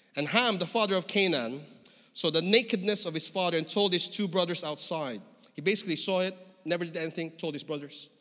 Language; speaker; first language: English; non-native, local second language; Filipino